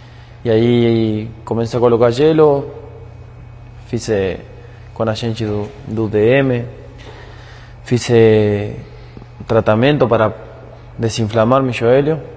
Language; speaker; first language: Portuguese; non-native, learner; Spanish